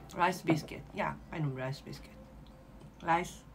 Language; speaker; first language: English; non-native, learner; Japanese